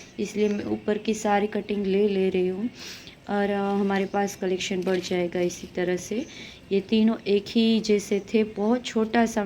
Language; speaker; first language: Hindi; non-native, local second language; Gujarati